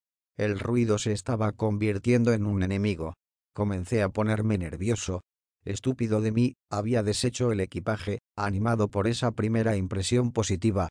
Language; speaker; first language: Spanish; native; Spanish